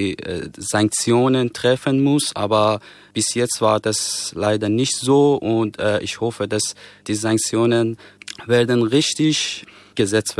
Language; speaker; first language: German; non-native, fluent; Persian